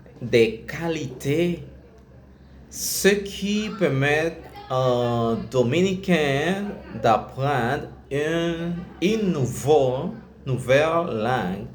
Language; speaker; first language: French; non-native, learner; Spanish